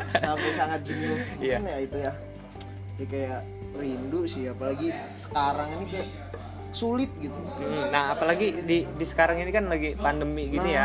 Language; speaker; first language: Indonesian; native; Indonesian